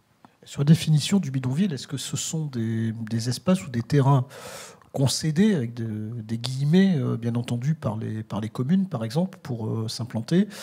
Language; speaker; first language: French; native; French